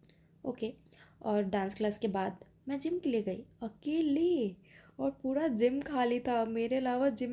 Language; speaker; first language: Hindi; native; Hindi